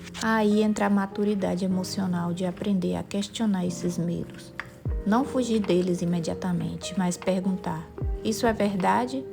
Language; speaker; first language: Portuguese; native; Portuguese